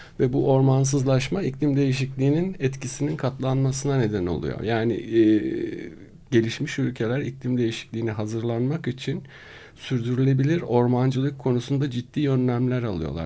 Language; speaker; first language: Turkish; native; Turkish